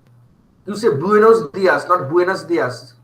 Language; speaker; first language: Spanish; non-native, fluent; Bangla